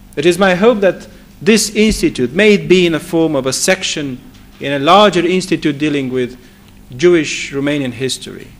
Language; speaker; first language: English; non-native, fluent; Romanian